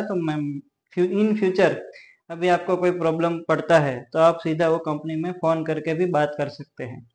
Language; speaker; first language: Hindi; non-native, local second language; Gujarati